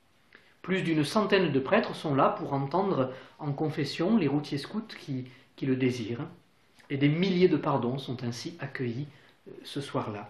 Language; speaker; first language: French; native; French